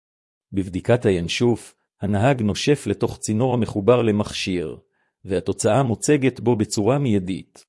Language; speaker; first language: Hebrew; native; Hebrew